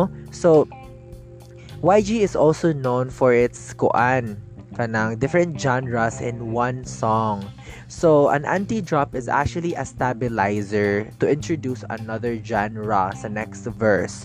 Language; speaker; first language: English; non-native, local second language; Cebuano